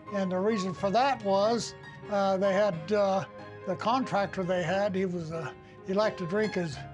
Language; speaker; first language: English; native; English